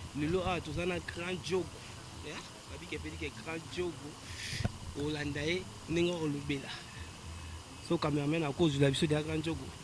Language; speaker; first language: Lingala; native; Lingala